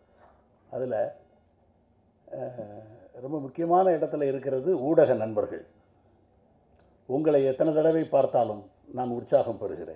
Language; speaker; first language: Tamil; native; Tamil